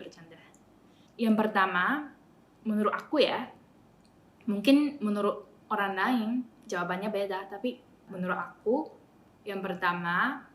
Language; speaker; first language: Indonesian; non-native, fluent; Japanese